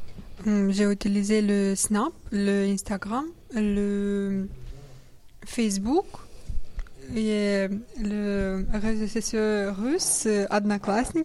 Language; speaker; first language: French; non-native, learner; Romanian